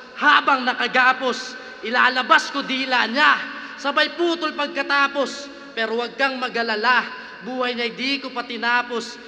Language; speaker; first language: Filipino; non-native, local second language; Waray